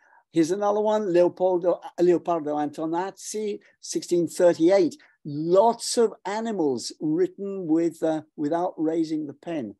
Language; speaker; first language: English; native; English